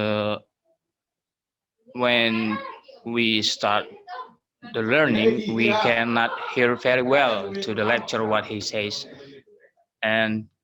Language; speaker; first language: English; non-native, learner; Indonesian